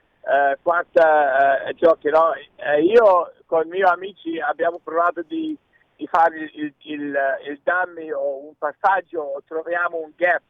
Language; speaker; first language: Italian; early bilingual, heritage; English